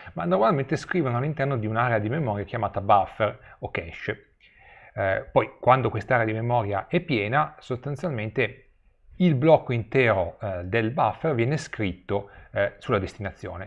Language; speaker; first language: Italian; native; Italian